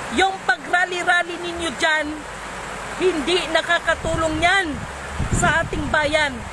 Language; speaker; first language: Filipino; non-native, local second language; Cebuano